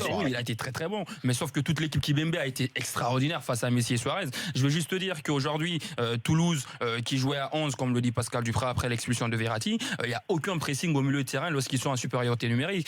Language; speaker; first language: French; native; French